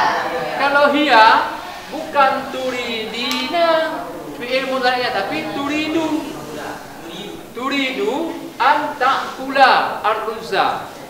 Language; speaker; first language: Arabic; non-native, fluent; Indonesian